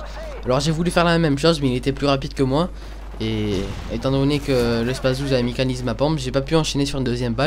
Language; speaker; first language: French; native; French